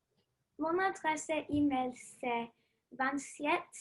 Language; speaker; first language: French; non-native, learner; English